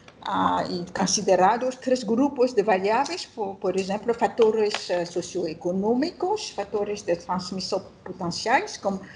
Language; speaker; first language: Portuguese; non-native, learner; French